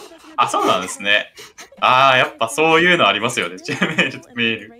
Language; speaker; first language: Japanese; native; Japanese